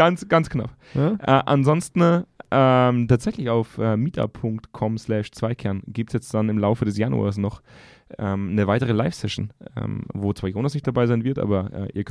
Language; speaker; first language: German; native; German